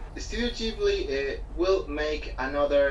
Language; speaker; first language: English; non-native, fluent; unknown